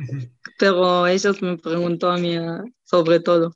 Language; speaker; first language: Spanish; non-native, learner; Hebrew